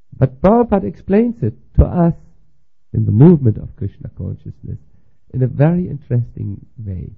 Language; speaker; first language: English; non-native, fluent; German